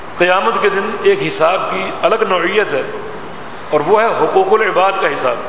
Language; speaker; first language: Urdu; non-native, local second language; Punjabi